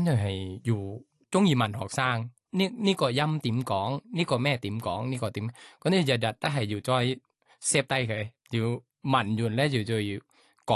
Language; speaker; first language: Cantonese; non-native, learner; Thai